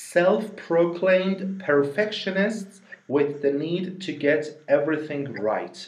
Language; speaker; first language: English; non-native, fluent; Persian